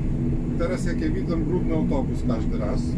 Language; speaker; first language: Polish; non-native, learner; Russian